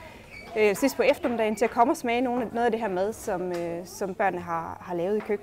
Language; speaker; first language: Danish; native; Danish